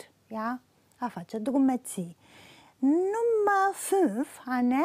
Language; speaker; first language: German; non-native, fluent; Romanian